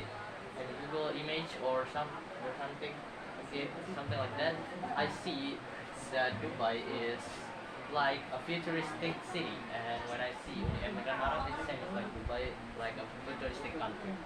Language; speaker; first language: English; non-native, learner; Indonesian